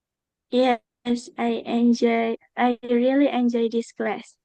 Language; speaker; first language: English; non-native, learner; Indonesian